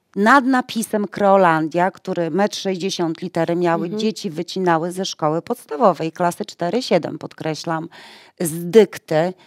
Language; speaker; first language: Polish; native; Polish